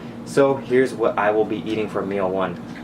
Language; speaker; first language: English; native; English